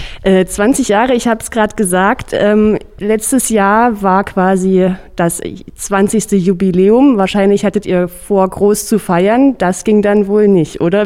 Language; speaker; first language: German; native; German